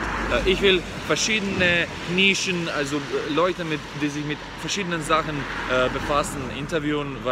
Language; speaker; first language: German; non-native, fluent; Croatian